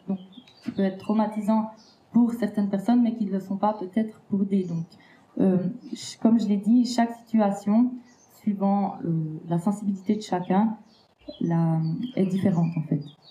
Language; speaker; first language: French; native; French